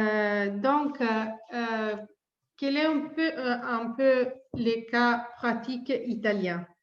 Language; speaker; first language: French; non-native, fluent; Italian